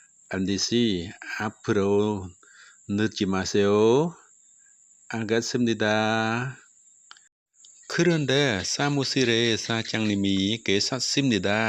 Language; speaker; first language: Korean; non-native, fluent; Khmer